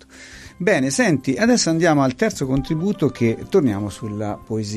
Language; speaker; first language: Italian; native; Italian